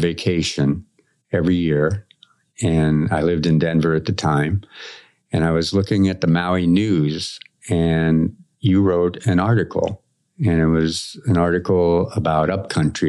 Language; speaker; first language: English; native; English